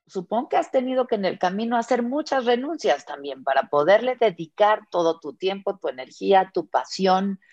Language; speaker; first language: Spanish; native; Spanish